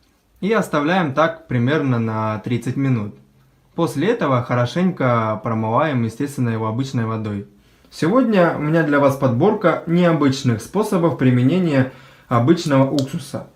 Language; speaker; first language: Russian; native; Russian